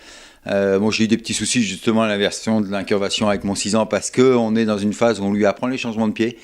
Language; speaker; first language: French; native; French